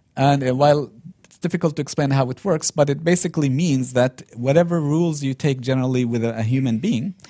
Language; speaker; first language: English; non-native, fluent; Arabic